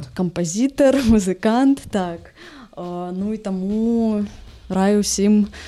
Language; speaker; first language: Belarusian; native; Belarusian